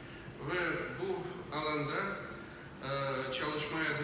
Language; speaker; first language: Turkish; non-native, fluent; Russian